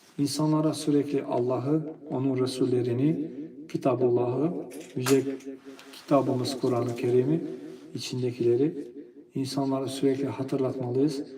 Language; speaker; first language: Turkish; non-native, fluent; Albanian